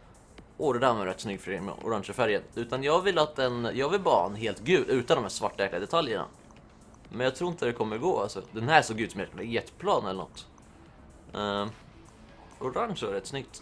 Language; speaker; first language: Swedish; native; Swedish